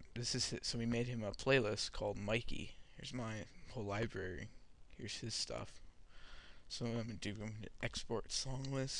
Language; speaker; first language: English; native; English